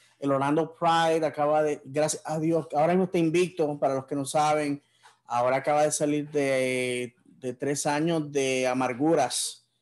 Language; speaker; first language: Spanish; native; Spanish